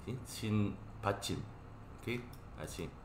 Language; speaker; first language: Spanish; non-native, fluent; Korean